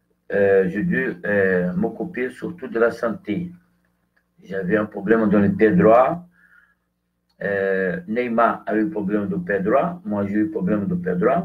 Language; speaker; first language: French; non-native, fluent; Portuguese